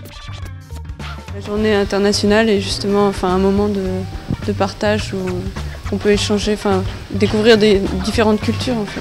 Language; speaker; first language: French; native; French